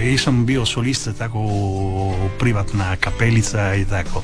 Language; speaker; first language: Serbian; early bilingual, heritage; Italian